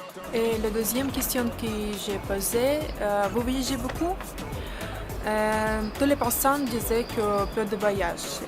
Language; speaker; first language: French; non-native, learner; Russian